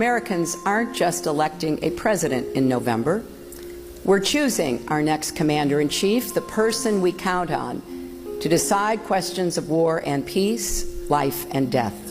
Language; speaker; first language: English; native; English